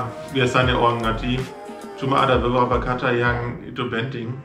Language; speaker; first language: Indonesian; non-native, fluent; German